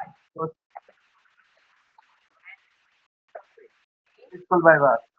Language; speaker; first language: English; non-native, learner; Bangla